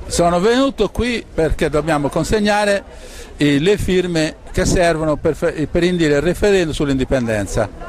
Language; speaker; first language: Italian; non-native, local second language; Sardinian